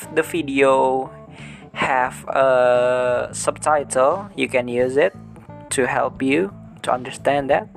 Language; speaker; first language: English; non-native, learner; Indonesian